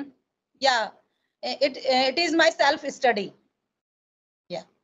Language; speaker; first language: English; non-native, learner; Hindi